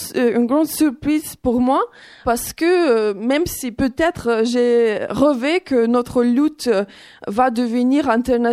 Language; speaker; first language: French; non-native, fluent; Ukrainian